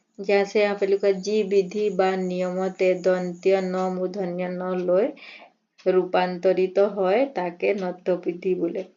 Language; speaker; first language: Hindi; non-native, local second language; Assamese